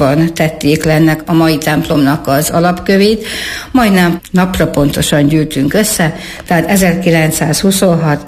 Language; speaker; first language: Hungarian; native; Hungarian